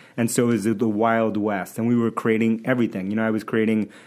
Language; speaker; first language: English; early bilingual, other home language; Spanish